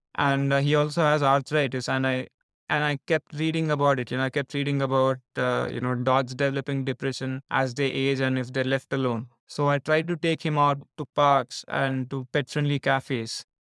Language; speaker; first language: English; non-native, local second language; Telugu